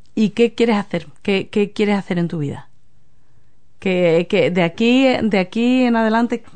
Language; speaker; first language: Spanish; native; Spanish